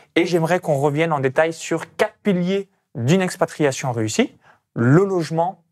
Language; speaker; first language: French; native; French